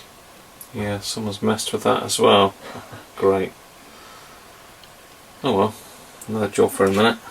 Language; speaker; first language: English; native; English